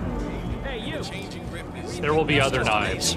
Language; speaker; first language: English; native; English